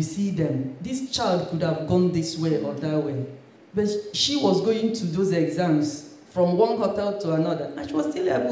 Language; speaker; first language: English; non-native, local second language; Igbo